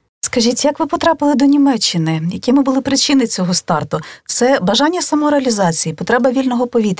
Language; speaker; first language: Ukrainian; native; Ukrainian